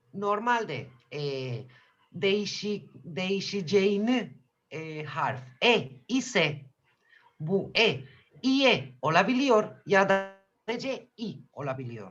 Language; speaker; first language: Turkish; non-native, fluent; Spanish